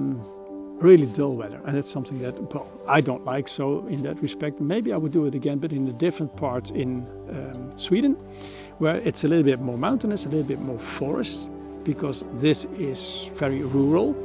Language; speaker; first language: English; non-native, fluent; Dutch